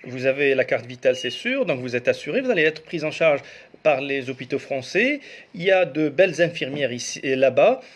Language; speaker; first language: French; non-native, local second language; Arabic